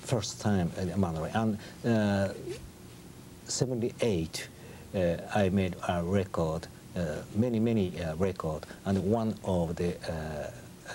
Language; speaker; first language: English; non-native, learner; Japanese